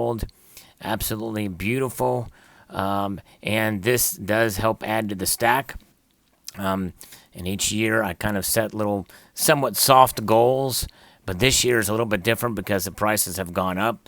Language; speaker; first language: English; native; English